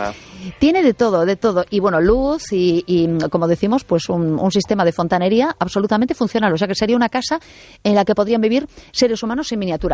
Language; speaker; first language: Spanish; native; Spanish